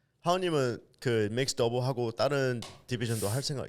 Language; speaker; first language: Korean; early bilingual, heritage; English